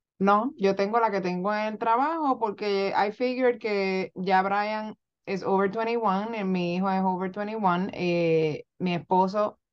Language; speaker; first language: Spanish; native; Spanish